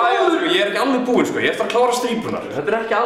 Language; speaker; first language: Icelandic; native; Icelandic